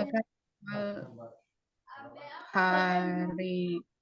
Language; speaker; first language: Korean; non-native, learner; Indonesian